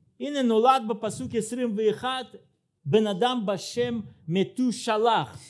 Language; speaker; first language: Hebrew; non-native, fluent; Russian